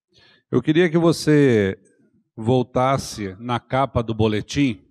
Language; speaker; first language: Portuguese; native; Portuguese